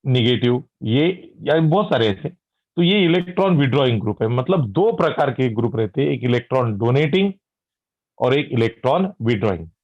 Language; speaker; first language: Hindi; non-native, local second language; Marathi